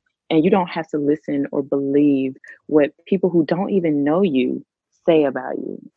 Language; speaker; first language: English; native; English